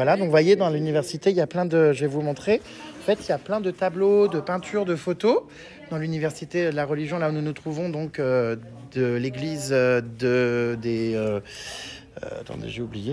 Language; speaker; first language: French; native; French